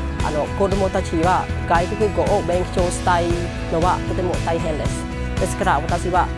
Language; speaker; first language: Japanese; non-native, learner; Khmer